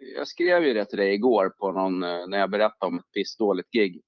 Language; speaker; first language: Swedish; native; Swedish